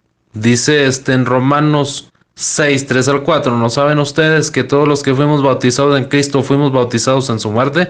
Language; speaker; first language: Spanish; native; Spanish